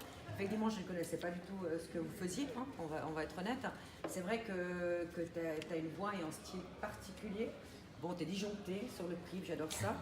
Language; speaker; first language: French; native; French